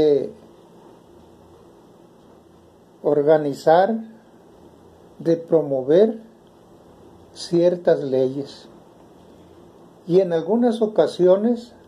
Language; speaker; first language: Spanish; native; Spanish